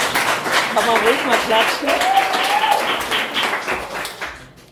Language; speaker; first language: German; native; German